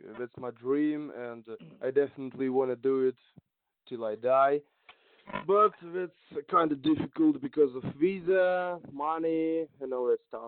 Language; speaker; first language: English; non-native, learner; Russian